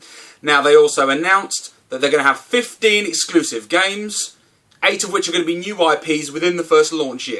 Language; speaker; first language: English; native; English